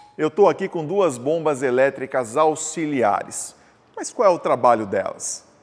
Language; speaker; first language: Portuguese; native; Portuguese